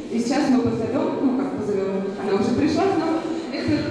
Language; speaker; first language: Russian; native; Russian